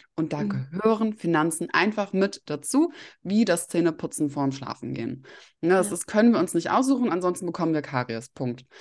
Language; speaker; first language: German; early bilingual, other home language; Russian